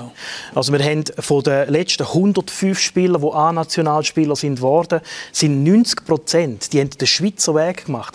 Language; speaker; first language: German; native; German